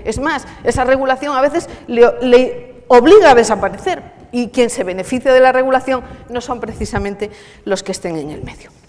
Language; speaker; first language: Spanish; native; Spanish